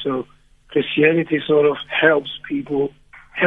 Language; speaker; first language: English; non-native, local second language; Zulu